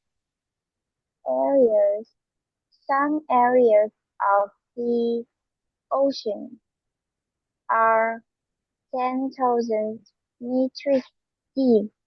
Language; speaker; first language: English; non-native, learner; Vietnamese